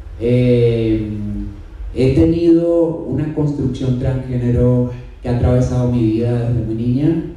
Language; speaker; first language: Spanish; native; Spanish